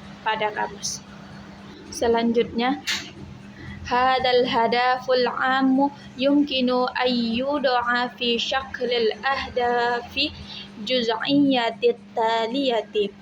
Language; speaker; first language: Arabic; non-native, learner; Indonesian